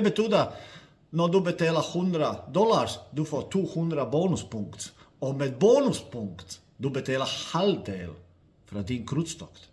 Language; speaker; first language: Danish; non-native, fluent; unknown